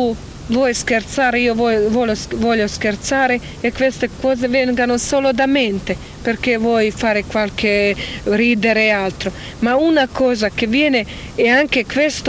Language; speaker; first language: Italian; non-native, learner; Croatian